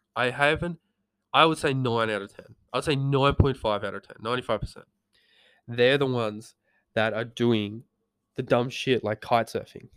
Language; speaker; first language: English; native; English